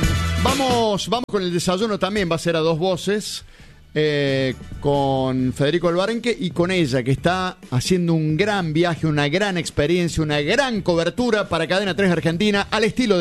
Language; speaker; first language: Spanish; native; Spanish